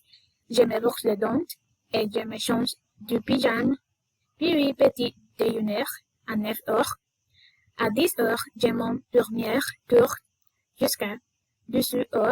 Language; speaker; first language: French; non-native, learner; Spanish